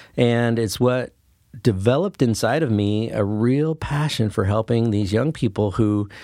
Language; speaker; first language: English; native; English